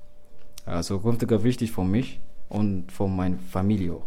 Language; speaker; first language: German; non-native, learner; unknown